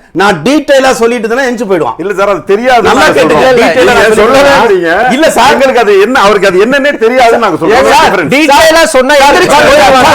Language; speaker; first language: Tamil; native; Tamil